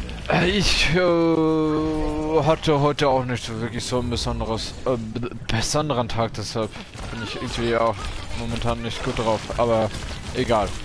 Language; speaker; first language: German; native; German